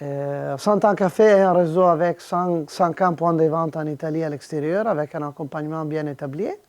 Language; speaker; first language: French; non-native, fluent; Italian